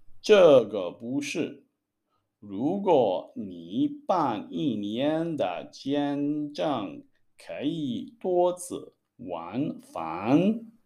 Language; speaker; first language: Chinese; non-native, fluent; Hebrew